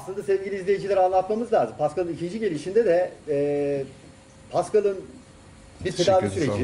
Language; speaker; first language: Turkish; native; Turkish